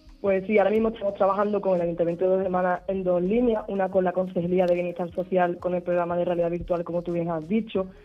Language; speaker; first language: Spanish; native; Spanish